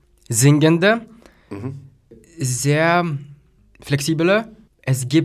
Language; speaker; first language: German; non-native, fluent; Lithuanian